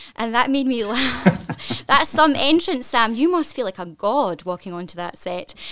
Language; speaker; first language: English; native; English